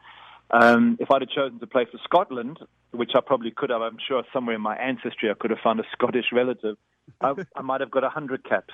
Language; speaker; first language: English; native; English